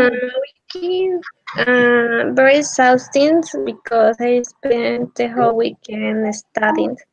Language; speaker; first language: English; non-native, learner; Spanish